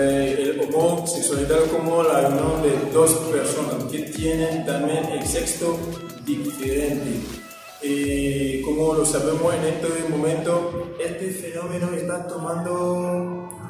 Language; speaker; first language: Spanish; non-native, learner; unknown